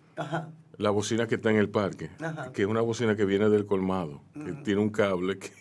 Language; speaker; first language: Spanish; native; Spanish